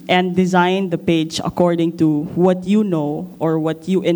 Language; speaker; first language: English; non-native, local second language; Filipino